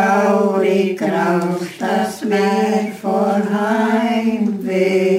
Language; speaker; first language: German; native; German